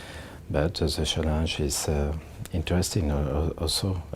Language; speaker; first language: English; non-native, learner; French